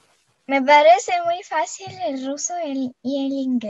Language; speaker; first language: Spanish; non-native, fluent; Russian